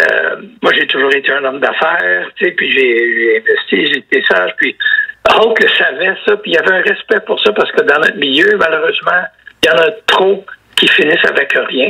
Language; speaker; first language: French; native; French